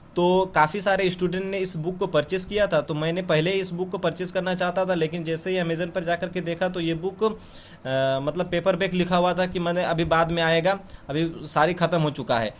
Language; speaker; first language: Hindi; native; Hindi